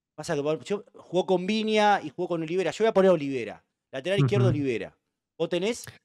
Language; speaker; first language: Spanish; native; Spanish